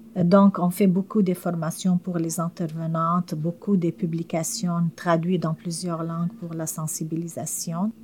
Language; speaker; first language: French; non-native, fluent; Arabic